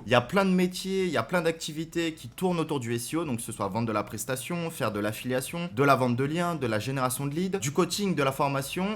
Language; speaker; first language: French; native; French